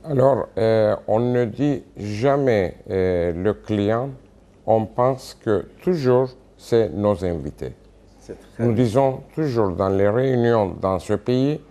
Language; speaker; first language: French; non-native, fluent; Turkish